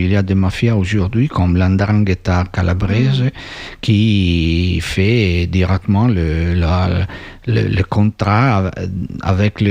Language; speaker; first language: French; non-native, fluent; Italian